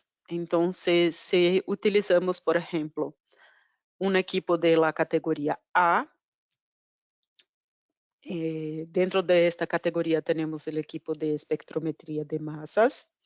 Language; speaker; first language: Spanish; non-native, fluent; Portuguese